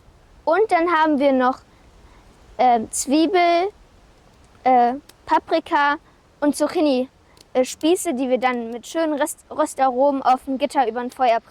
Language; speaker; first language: German; native; German